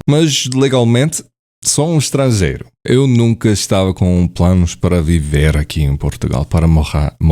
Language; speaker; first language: Portuguese; non-native, learner; English